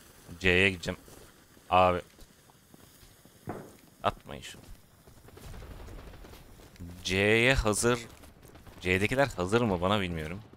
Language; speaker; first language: Turkish; native; Turkish